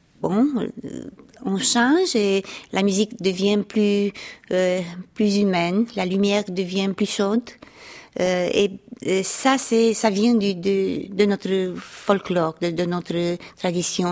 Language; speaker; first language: French; non-native, fluent; Romanian